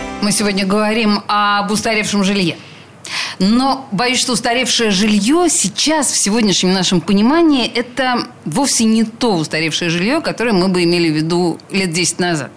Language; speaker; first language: Russian; native; Russian